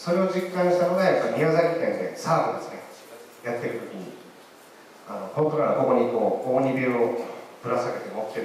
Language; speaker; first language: Japanese; native; Japanese